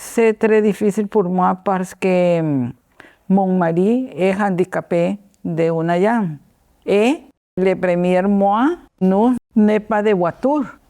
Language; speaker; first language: French; non-native, learner; Spanish